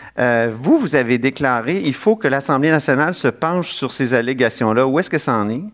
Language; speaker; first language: French; native; French